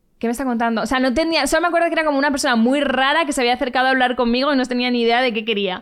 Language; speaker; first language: Spanish; native; Spanish